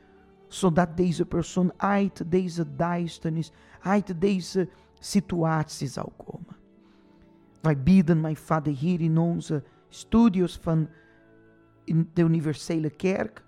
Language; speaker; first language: Dutch; non-native, fluent; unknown